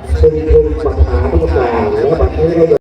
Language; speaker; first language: Thai; native; Thai